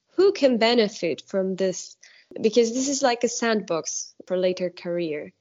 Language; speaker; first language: English; non-native, fluent; Polish